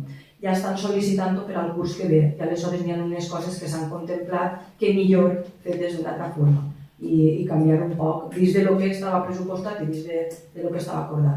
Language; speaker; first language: Catalan; native; Catalan